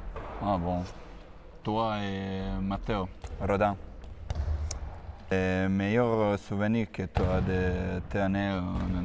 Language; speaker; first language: French; non-native, learner; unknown